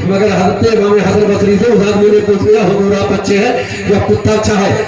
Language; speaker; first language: Hindi; native; Hindi